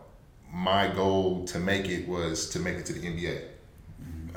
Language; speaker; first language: English; native; English